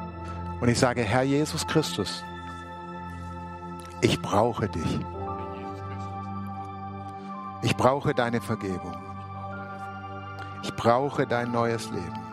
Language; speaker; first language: German; native; German